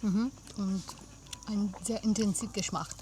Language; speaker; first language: German; non-native, learner; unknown